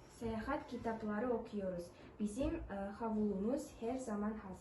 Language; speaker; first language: Turkish; non-native, learner; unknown